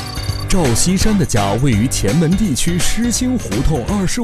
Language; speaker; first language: Chinese; native; Chinese